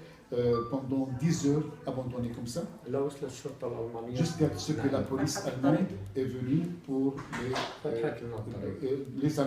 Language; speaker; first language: French; non-native, fluent; Arabic